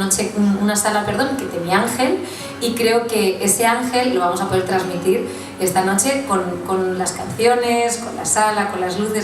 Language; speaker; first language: Spanish; native; Spanish